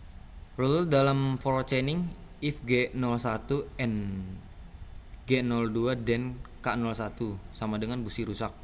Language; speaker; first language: Indonesian; native; Indonesian